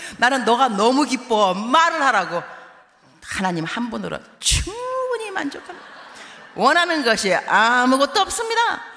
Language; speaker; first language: Korean; early bilingual, heritage; Korean